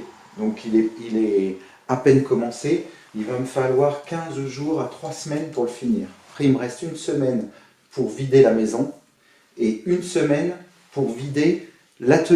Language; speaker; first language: French; native; French